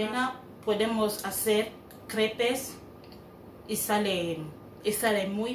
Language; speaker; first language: Spanish; non-native, learner; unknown